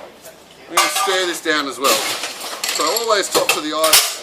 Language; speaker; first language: English; native; English